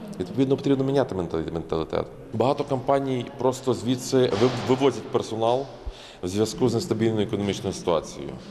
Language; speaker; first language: Ukrainian; native; Ukrainian